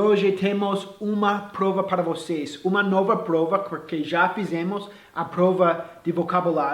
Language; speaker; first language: Portuguese; non-native, fluent; English